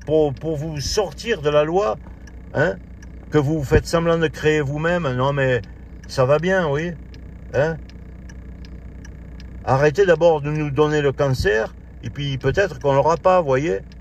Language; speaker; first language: French; native; French